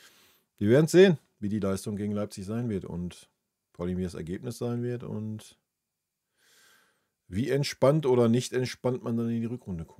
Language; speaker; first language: German; native; German